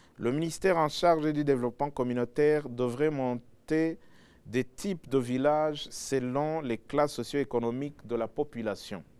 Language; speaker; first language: French; non-native, local second language; Rundi